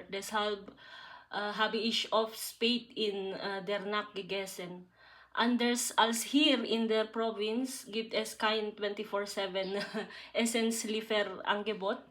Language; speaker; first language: German; non-native, learner; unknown